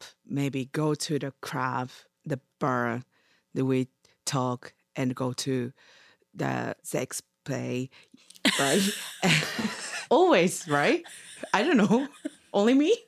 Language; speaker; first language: English; non-native, learner; Japanese